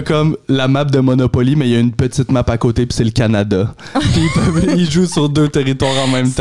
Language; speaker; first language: French; native; French